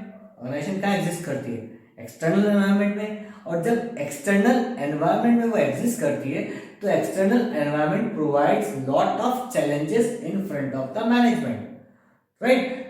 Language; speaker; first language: Hindi; native; Hindi